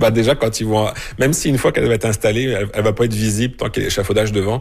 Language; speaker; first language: French; native; French